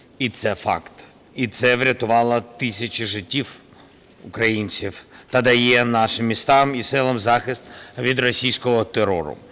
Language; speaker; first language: Ukrainian; non-native, local second language; Russian